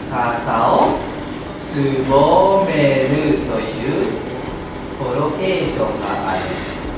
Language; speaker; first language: Japanese; non-native, fluent; Indonesian